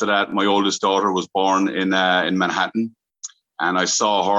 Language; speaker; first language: English; native; English